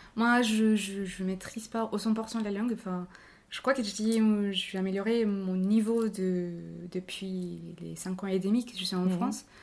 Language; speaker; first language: French; non-native, fluent; Spanish